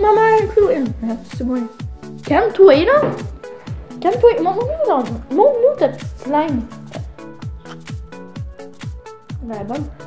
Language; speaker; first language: French; native; French